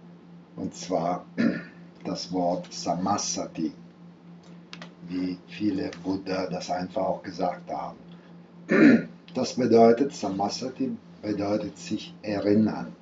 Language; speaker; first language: German; non-native, fluent; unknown